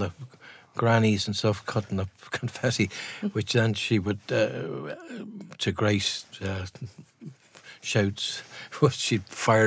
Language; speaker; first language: English; native; English